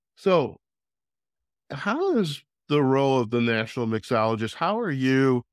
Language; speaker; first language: English; native; English